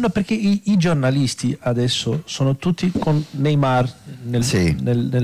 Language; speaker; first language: Italian; non-native, fluent; Portuguese